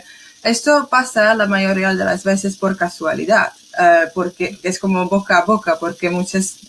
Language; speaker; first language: Spanish; non-native, fluent; English